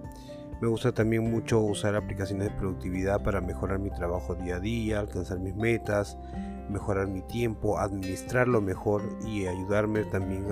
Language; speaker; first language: Spanish; native; Spanish